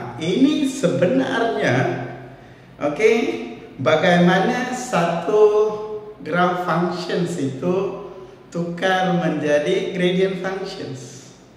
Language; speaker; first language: Malay; non-native, local second language; Tamil